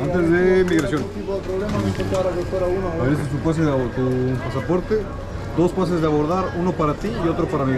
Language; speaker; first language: Spanish; native; Spanish